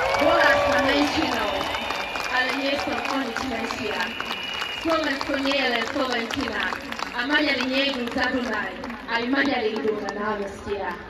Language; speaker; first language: Slovak; non-native, local second language; Hungarian